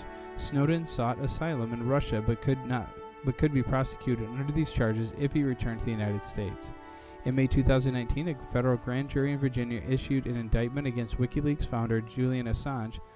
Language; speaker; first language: English; native; English